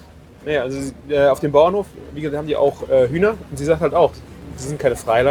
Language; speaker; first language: German; native; German